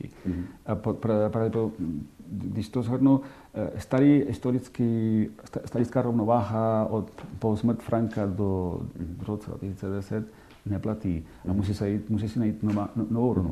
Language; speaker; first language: Czech; non-native, fluent; Catalan